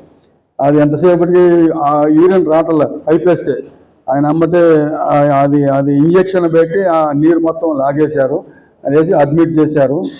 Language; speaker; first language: Telugu; native; Telugu